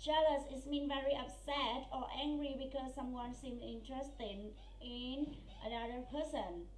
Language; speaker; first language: English; non-native, fluent; Vietnamese